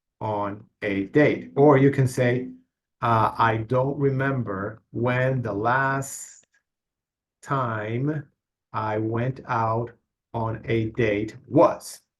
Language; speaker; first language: English; non-native, fluent; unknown